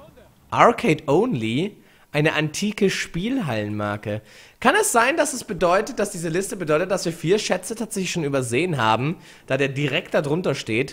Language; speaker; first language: German; native; German